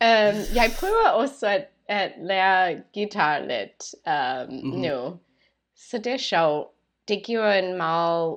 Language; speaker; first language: Danish; non-native, learner; English